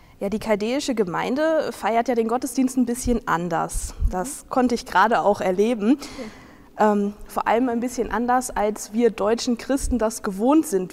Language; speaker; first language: German; native; German